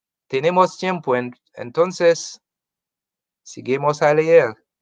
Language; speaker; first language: Spanish; non-native, learner; Haitian Creole